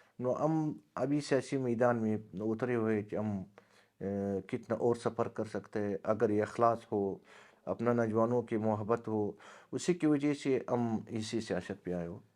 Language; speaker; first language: Urdu; non-native, local second language; Pashto